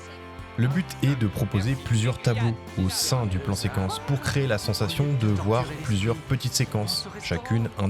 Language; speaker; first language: French; native; French